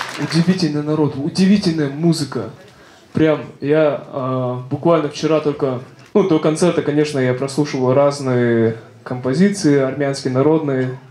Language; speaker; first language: Russian; non-native, local second language; Kazakh